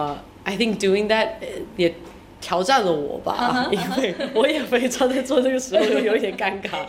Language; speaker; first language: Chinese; early bilingual, heritage; English